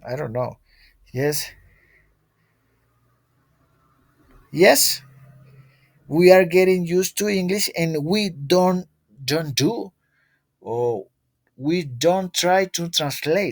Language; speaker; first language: English; non-native, learner; Spanish